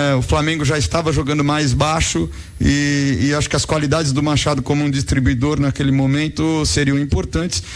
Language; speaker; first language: Portuguese; native; Portuguese